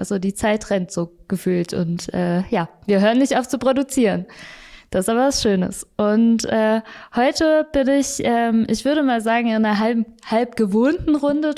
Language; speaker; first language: German; native; German